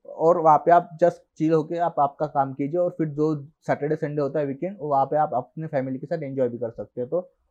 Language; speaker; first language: Hindi; non-native, local second language; Marathi